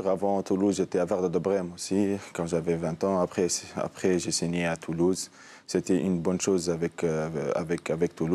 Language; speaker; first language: French; non-native, local second language; Arabic